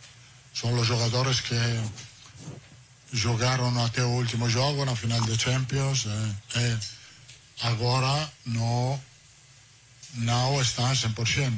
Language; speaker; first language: Portuguese; non-native, fluent; Italian